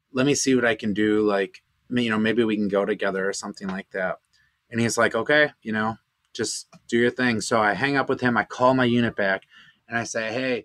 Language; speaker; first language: English; native; English